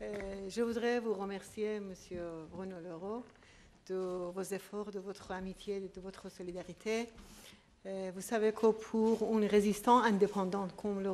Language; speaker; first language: French; non-native, fluent; Persian